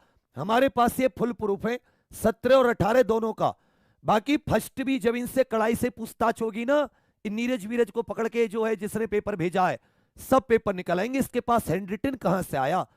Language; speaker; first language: Hindi; native; Hindi